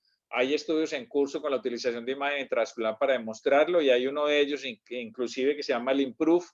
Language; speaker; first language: Spanish; native; Spanish